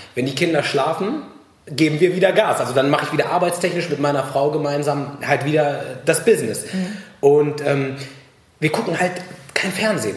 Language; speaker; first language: German; early bilingual, other home language; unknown